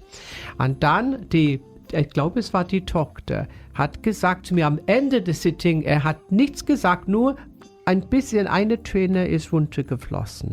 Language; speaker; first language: German; non-native, fluent; English